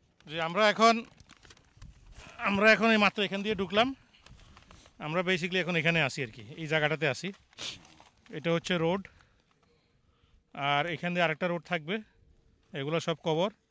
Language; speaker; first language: Bangla; native; Bangla